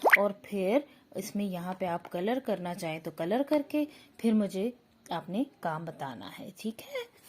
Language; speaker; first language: Urdu; native; Urdu